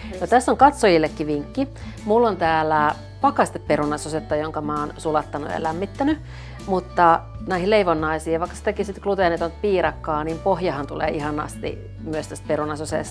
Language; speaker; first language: Finnish; native; Finnish